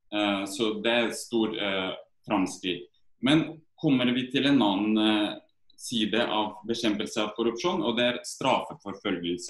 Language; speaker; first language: Norwegian; non-native, fluent; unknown